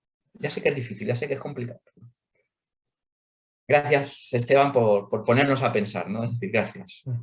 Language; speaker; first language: Spanish; native; Spanish